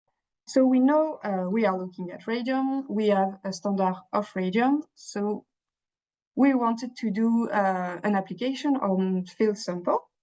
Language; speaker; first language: English; non-native, fluent; French